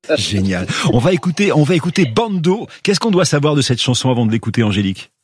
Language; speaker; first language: French; native; French